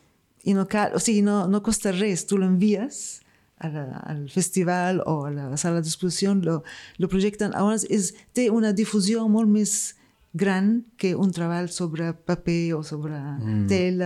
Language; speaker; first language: Catalan; non-native, fluent; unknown